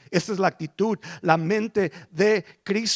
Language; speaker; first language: Spanish; early bilingual, heritage; Spanish